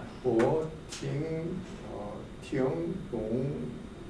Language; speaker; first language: Chinese; non-native, learner; Korean